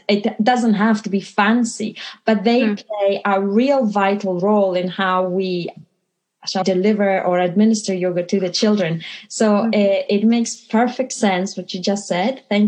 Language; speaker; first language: English; non-native, fluent; Greek